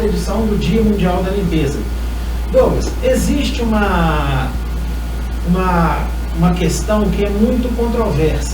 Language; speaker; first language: Portuguese; native; Portuguese